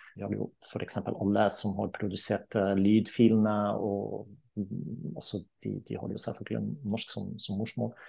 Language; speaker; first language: Norwegian; non-native, fluent; German